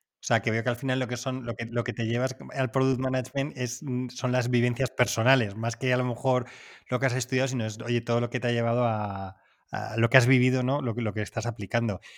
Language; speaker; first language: Spanish; native; Spanish